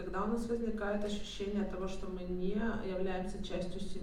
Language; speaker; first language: Russian; native; Russian